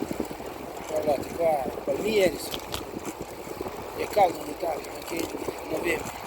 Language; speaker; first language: Italian; non-native, fluent; Romanian